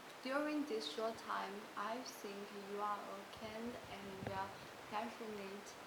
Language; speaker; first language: English; non-native, learner; Chinese